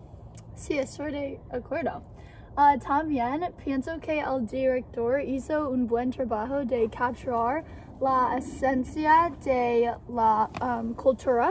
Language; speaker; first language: Spanish; non-native, learner; English